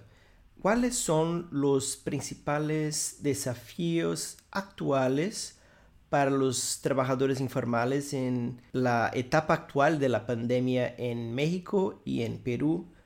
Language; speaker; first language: Spanish; non-native, fluent; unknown